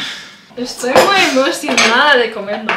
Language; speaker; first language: Spanish; non-native, learner; English